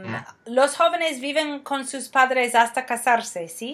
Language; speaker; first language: Spanish; non-native, fluent; English